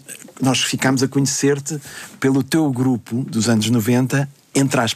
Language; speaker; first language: Portuguese; native; Portuguese